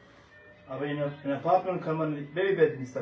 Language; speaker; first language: German; non-native, learner; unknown